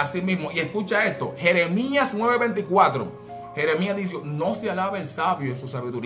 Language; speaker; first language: Spanish; native; Spanish